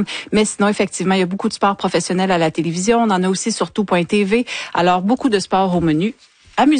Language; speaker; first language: French; native; French